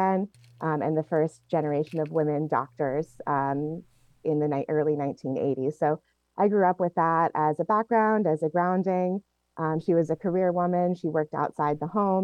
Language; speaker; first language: English; native; English